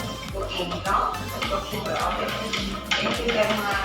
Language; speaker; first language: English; non-native, fluent; Indonesian